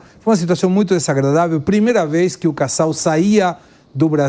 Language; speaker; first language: Portuguese; non-native, fluent; Spanish